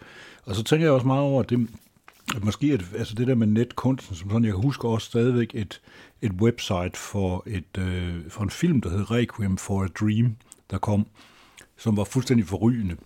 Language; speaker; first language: Danish; native; Danish